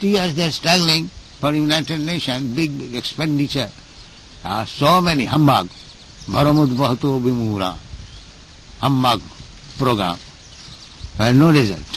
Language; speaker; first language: English; non-native, local second language; Bangla